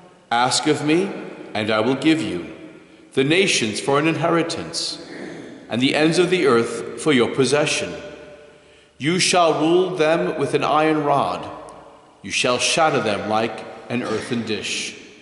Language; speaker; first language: English; native; English